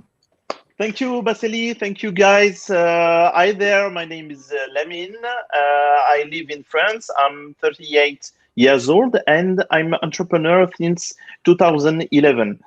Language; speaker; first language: English; non-native, fluent; French